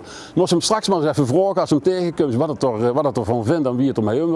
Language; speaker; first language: Dutch; native; Dutch